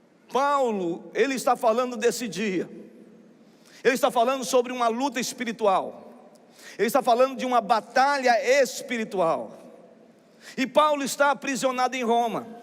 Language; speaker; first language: Portuguese; native; Portuguese